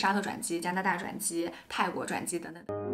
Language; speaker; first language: Chinese; native; Chinese